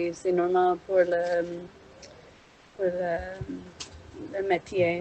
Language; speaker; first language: French; non-native, learner; English